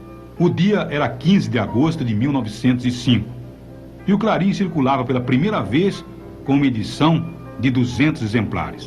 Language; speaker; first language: Portuguese; native; Portuguese